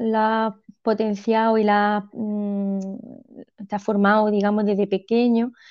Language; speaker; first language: Spanish; native; Spanish